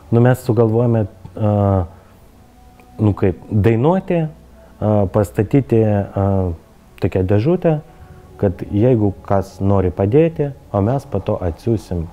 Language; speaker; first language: Lithuanian; non-native, learner; Ukrainian